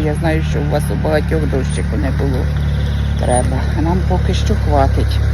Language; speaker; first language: Ukrainian; native; Ukrainian